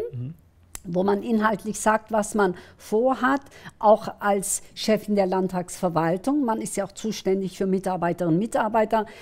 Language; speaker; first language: German; early bilingual, other home language; Kurdish